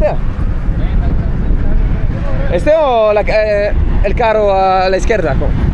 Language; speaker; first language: Spanish; non-native, learner; French